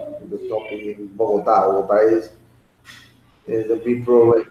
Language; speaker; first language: English; non-native, learner; Spanish